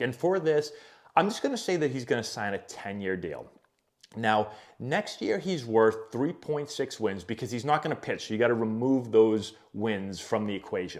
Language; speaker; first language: English; native; English